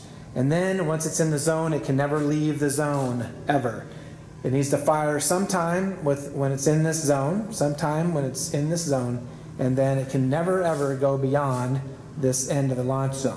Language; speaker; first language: English; native; English